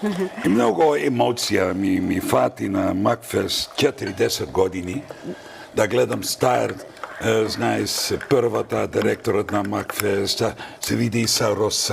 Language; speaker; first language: Macedonian; non-native, fluent; Dutch